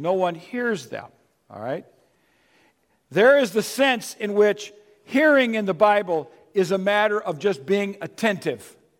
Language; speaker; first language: English; native; English